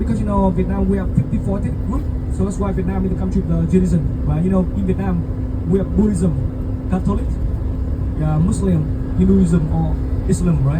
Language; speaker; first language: English; non-native, fluent; Vietnamese